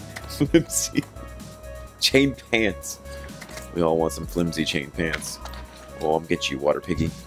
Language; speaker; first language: English; native; English